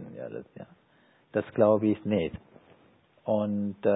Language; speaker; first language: German; non-native, fluent; Sinhala